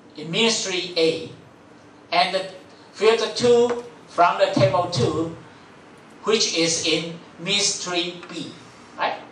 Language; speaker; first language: English; non-native, fluent; Chinese